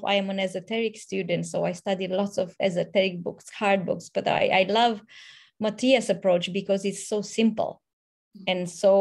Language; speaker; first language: English; non-native, fluent; Romanian